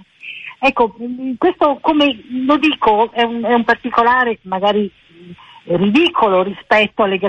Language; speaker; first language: Italian; native; Italian